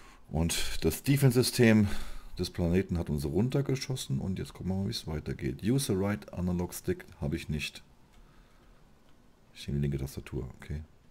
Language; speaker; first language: German; native; German